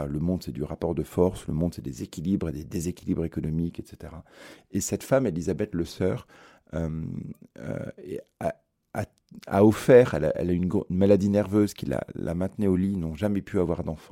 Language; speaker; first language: French; native; French